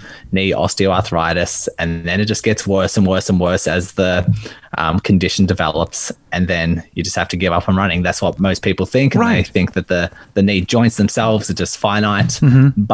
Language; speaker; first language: English; native; English